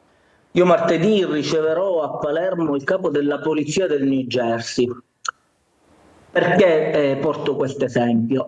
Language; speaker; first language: Italian; native; Italian